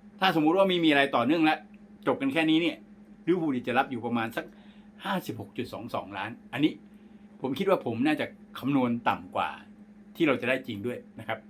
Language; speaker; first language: Thai; native; Thai